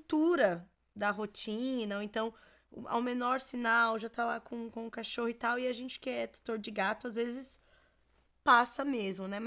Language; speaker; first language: Portuguese; native; Portuguese